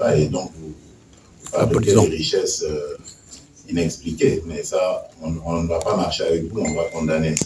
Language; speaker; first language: French; non-native, local second language; Luba-Lulua